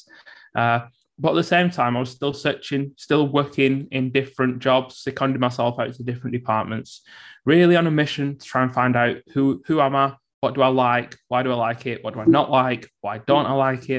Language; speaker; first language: English; native; English